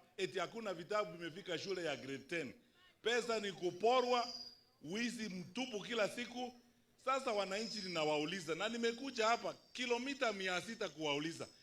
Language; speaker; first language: Swahili; non-native, local second language; Luyia